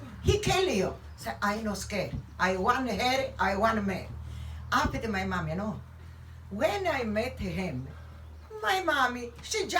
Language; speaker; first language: English; non-native, learner; Italian